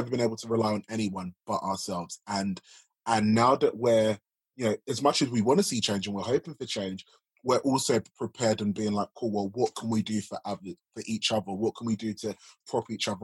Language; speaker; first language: English; native; English